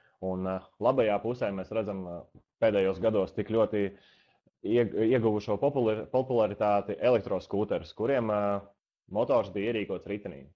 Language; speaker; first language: Latvian; native; Latvian